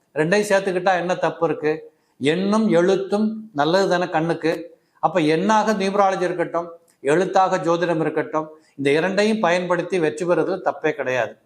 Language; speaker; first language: Tamil; native; Tamil